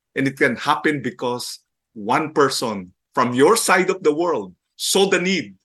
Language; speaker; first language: English; non-native, local second language; Filipino